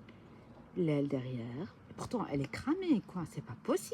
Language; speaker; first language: French; native; French